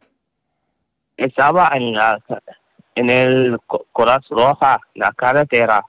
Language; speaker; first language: Spanish; non-native, learner; Wolof